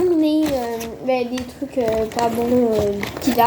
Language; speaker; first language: French; native; French